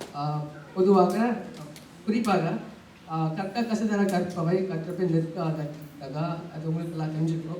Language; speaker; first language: Tamil; early bilingual, heritage; Tamil